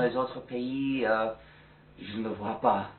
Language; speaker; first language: French; non-native, fluent; English